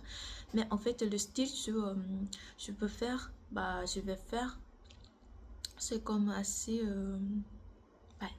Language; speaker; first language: French; non-native, learner; Korean